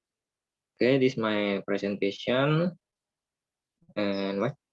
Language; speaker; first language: English; non-native, learner; Indonesian